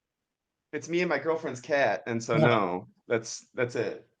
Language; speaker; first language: English; native; English